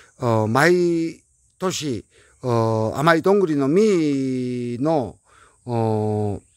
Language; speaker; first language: Japanese; non-native, learner; Korean